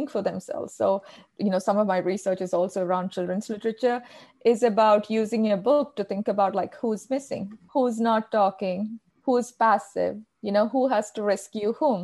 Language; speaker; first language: English; non-native, local second language; Malayalam